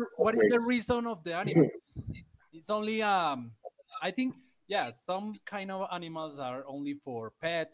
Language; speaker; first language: English; non-native, learner; Spanish